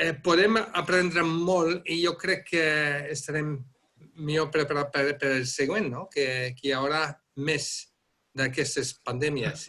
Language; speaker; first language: Catalan; non-native, fluent; Dutch